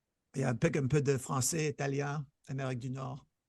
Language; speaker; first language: French; non-native, fluent; English